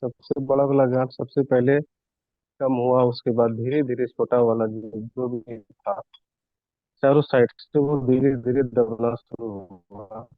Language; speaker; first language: Hindi; native; Hindi